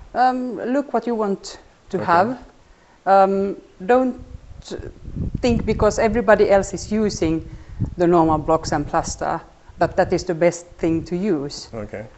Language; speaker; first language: English; non-native, fluent; Finnish